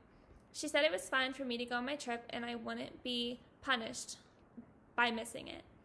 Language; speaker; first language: English; native; English